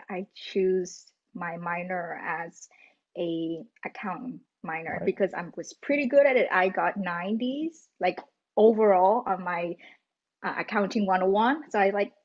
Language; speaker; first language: English; non-native, fluent; Vietnamese